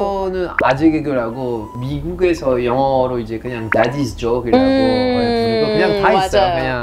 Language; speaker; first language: Korean; non-native, fluent; French